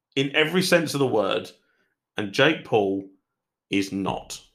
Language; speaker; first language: English; native; English